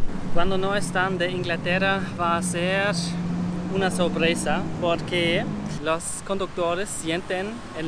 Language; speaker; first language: Spanish; non-native, learner; German